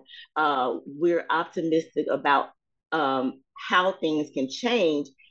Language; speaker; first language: English; native; English